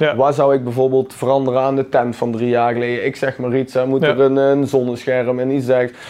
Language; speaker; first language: Dutch; native; Dutch